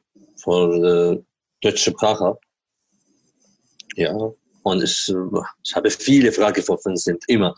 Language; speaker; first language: German; non-native, learner; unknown